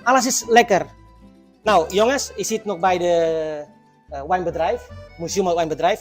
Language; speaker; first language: Dutch; non-native, learner; Indonesian